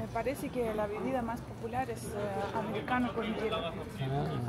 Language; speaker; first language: Spanish; non-native, fluent; Russian